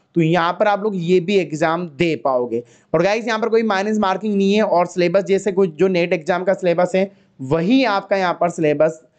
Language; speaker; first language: Hindi; native; Hindi